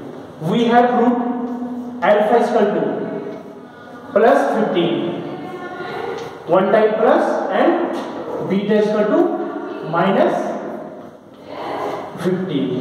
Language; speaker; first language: Hindi; native; Hindi